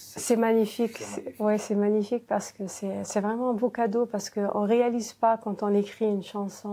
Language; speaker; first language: French; non-native, local second language; Arabic